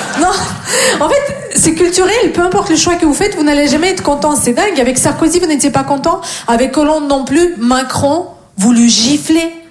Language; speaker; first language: French; non-native, fluent; Russian